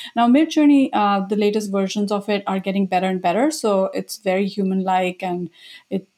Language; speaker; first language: English; non-native, local second language; Hindi